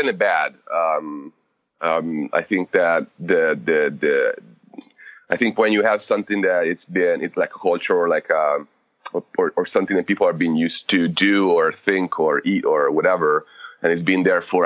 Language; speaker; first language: English; non-native, fluent; Italian